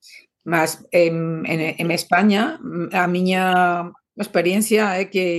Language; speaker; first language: Portuguese; non-native, fluent; Spanish